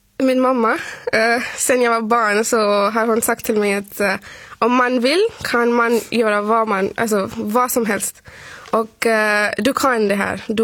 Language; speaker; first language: Swedish; non-native, fluent; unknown